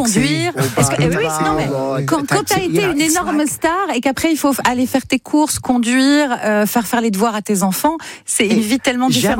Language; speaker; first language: French; native; French